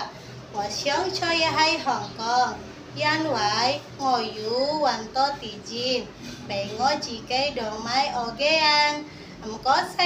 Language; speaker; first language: Cantonese; non-native, learner; Indonesian